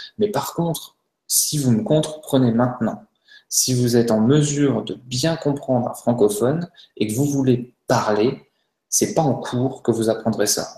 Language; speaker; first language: French; native; French